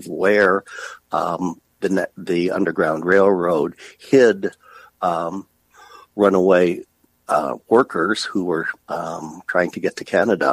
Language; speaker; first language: English; native; English